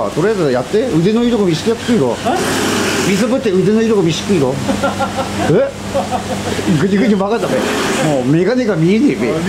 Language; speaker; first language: Japanese; native; Japanese